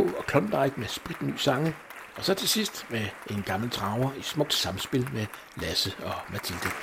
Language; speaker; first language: Danish; native; Danish